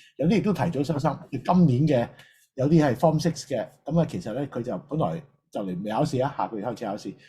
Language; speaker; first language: Cantonese; native; Cantonese